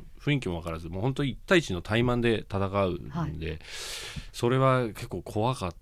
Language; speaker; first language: Japanese; native; Japanese